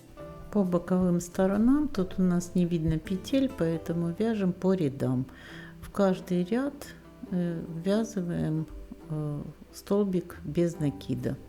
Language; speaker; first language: Russian; native; Russian